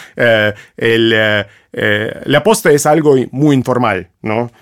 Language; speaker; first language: Spanish; non-native, fluent; Russian